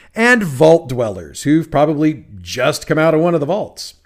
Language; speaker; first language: English; native; English